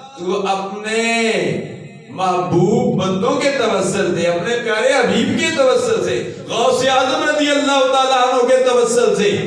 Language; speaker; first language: Urdu; non-native, local second language; Punjabi